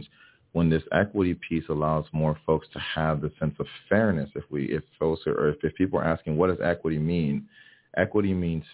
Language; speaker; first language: English; early bilingual, other home language; Haitian Creole